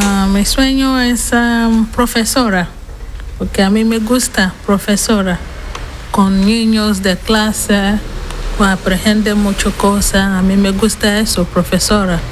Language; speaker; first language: Spanish; non-native, learner; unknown